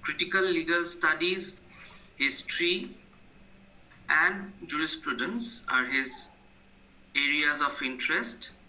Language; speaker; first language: English; non-native, local second language; Bangla